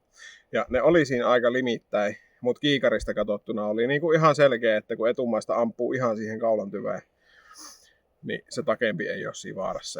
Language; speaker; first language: Finnish; native; Finnish